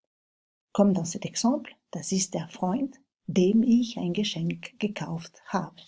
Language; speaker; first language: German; non-native, fluent; French